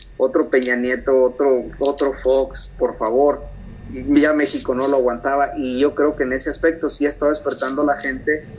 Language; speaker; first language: Spanish; native; Spanish